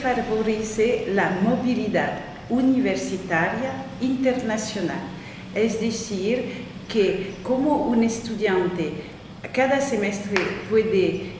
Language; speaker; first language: Spanish; non-native, fluent; French